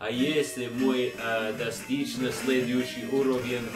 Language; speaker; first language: Russian; non-native, learner; English